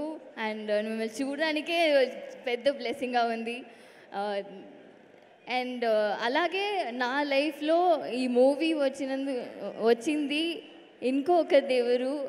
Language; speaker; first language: Telugu; non-native, learner; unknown